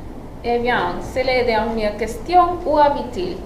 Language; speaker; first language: French; non-native, learner; Spanish